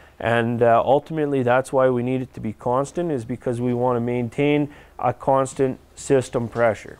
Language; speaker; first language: English; native; English